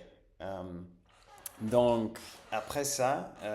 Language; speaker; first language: French; non-native, fluent; Spanish